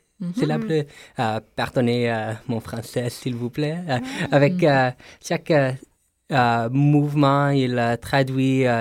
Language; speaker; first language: French; non-native, local second language; English